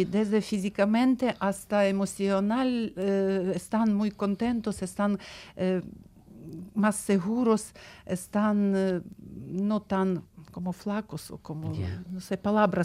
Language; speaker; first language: Spanish; non-native, learner; Ukrainian